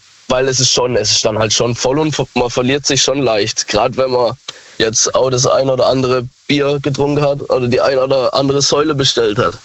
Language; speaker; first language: German; native; German